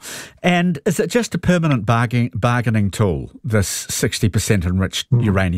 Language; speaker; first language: English; native; English